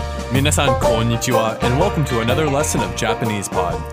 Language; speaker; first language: English; native; English